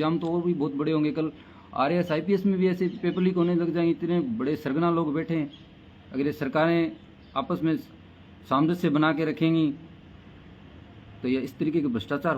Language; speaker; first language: Hindi; native; Hindi